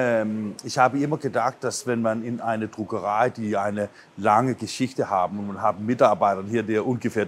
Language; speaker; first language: German; non-native, fluent; Danish